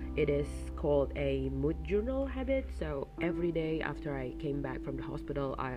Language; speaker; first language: English; non-native, fluent; Indonesian